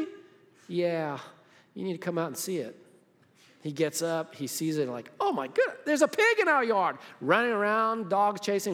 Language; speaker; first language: English; native; English